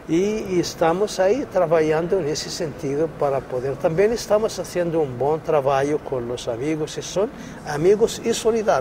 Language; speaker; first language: Spanish; non-native, local second language; Arabic